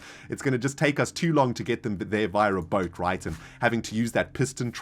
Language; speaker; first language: English; native; English